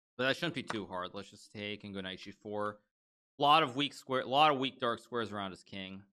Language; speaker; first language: English; native; English